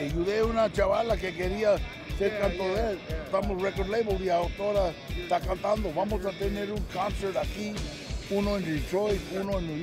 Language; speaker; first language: Spanish; early bilingual, heritage; English